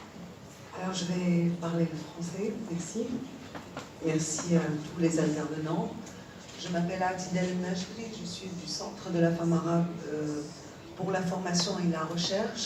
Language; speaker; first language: French; non-native, local second language; Arabic